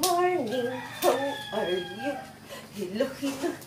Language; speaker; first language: English; non-native, learner; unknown